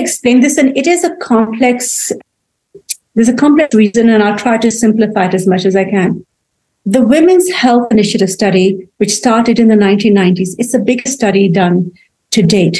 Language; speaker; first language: English; native; English